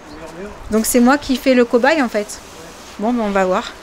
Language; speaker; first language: French; native; French